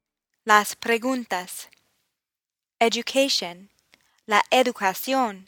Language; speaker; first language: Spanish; non-native, fluent; English